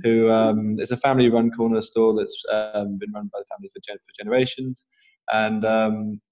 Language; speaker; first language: English; native; English